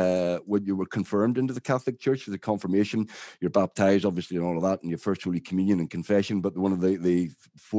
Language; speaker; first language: English; native; English